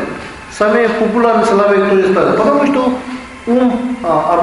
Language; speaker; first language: Russian; non-native, learner; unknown